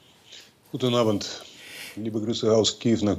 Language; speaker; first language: German; non-native, fluent; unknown